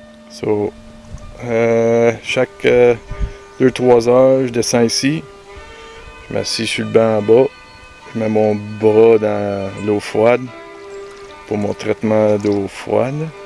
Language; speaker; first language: French; native; French